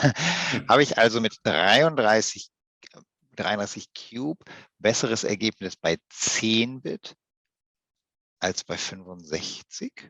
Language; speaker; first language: German; native; German